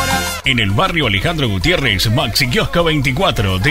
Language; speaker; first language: Spanish; native; Spanish